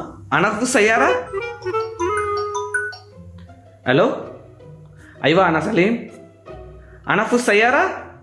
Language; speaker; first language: Arabic; non-native, learner; Tamil